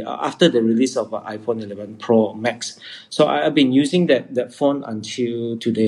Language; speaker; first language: English; non-native, local second language; Hakka Chinese